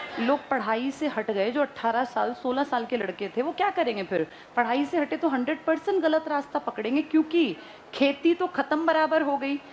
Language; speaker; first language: Hindi; native; Hindi